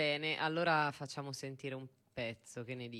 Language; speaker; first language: Italian; native; Italian